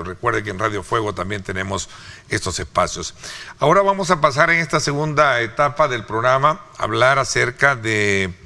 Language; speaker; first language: Spanish; native; Spanish